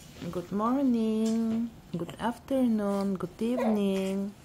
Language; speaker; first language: English; non-native, local second language; Bulgarian